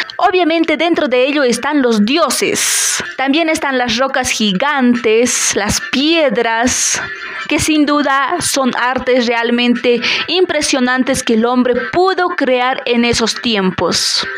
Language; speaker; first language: Spanish; native; Spanish